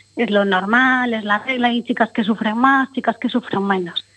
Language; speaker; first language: Spanish; native; Spanish